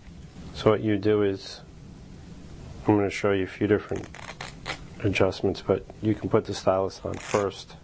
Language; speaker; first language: English; native; English